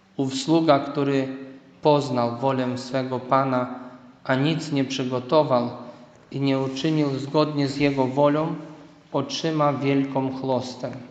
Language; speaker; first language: Polish; native; Polish